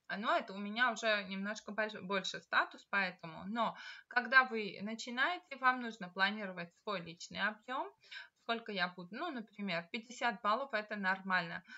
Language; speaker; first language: Russian; non-native, local second language; Armenian